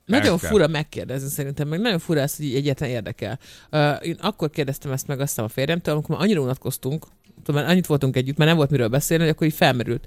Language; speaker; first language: Hungarian; native; Hungarian